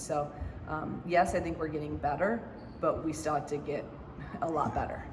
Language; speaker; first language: English; native; English